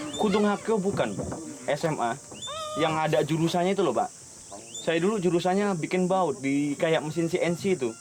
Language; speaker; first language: Indonesian; native; Indonesian